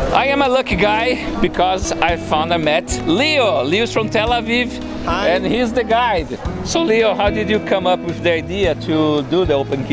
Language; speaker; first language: English; non-native, learner; Portuguese